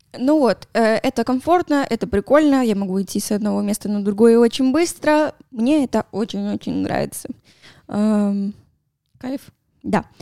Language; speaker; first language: Russian; non-native, fluent; Spanish